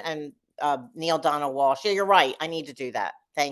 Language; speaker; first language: English; native; English